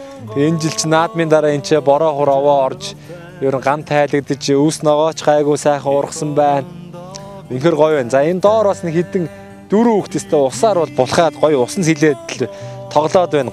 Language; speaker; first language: Mongolian; native; Mongolian